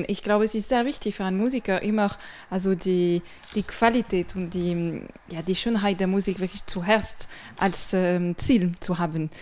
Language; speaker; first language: German; non-native, fluent; French